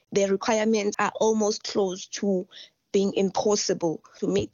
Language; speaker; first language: English; non-native, local second language; Northern Sotho